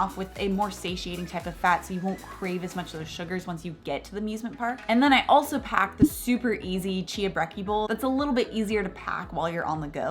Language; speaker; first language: English; native; English